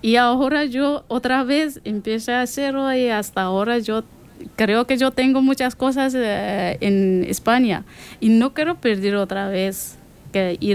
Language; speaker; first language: Spanish; non-native, learner; Persian